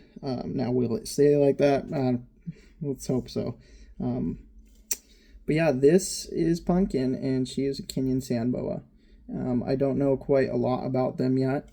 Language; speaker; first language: English; native; English